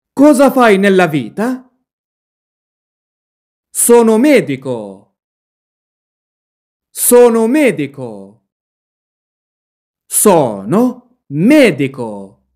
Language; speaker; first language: Italian; non-native, fluent; Arabic